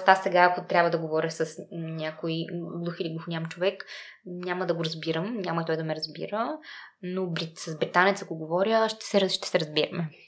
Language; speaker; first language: Bulgarian; native; Bulgarian